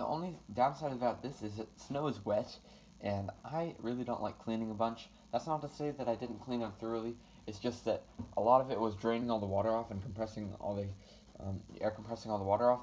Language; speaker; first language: English; native; English